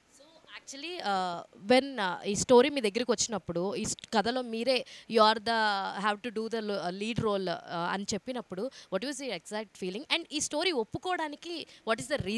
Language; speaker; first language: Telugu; native; Telugu